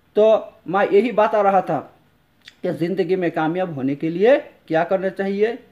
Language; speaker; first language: Hindi; non-native, local second language; Bangla